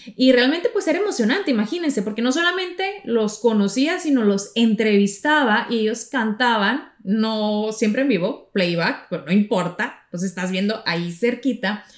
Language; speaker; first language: Spanish; native; Spanish